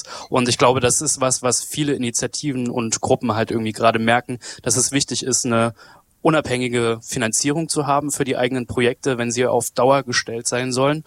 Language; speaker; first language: German; native; German